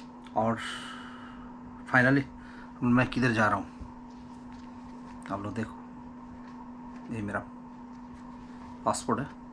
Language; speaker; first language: Hindi; non-native, local second language; Bangla